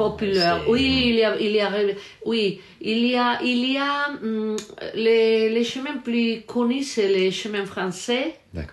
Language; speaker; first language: French; non-native, learner; Galician